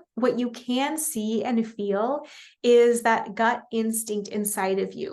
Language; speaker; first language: English; native; English